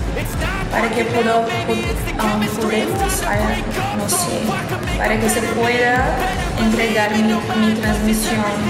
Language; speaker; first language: Spanish; non-native, learner; Portuguese